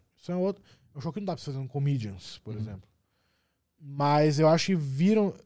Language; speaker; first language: Portuguese; native; Portuguese